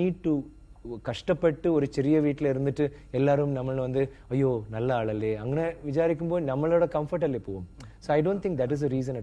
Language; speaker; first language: Malayalam; non-native, learner; Tamil